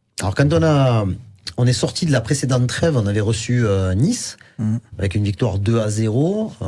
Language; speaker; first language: French; native; French